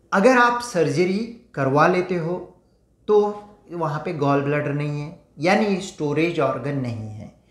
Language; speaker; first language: Hindi; non-native, local second language; Marathi